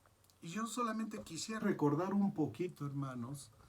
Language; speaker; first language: Spanish; native; Spanish